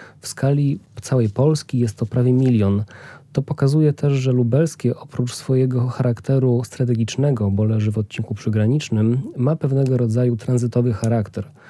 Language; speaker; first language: Polish; native; Polish